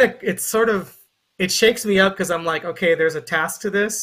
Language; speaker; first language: English; native; English